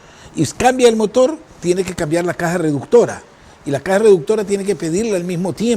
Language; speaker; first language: Spanish; native; Spanish